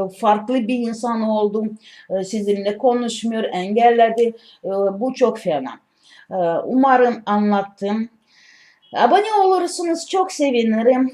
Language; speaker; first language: Turkish; non-native, learner; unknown